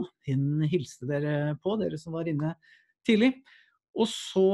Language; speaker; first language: Norwegian; native; Norwegian